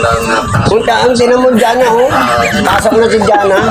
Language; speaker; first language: Filipino; non-native, local second language; Cebuano